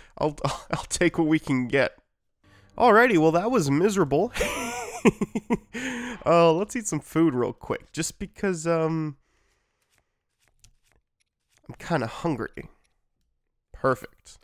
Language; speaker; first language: English; native; English